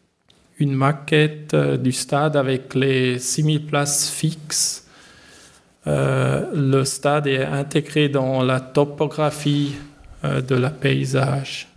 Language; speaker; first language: French; non-native, learner; German